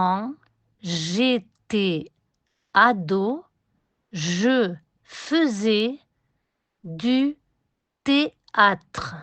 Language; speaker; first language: French; non-native, fluent; Spanish